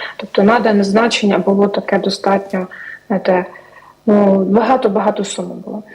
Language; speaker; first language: Ukrainian; native; Ukrainian